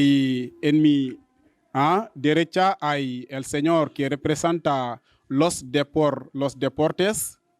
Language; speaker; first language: Spanish; non-native, learner; Wolof